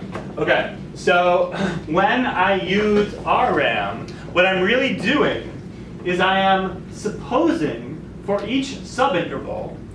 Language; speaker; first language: English; native; English